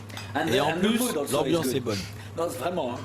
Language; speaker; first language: French; native; French